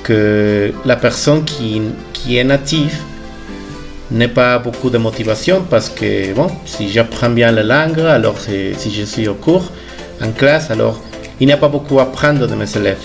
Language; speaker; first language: French; non-native, fluent; Spanish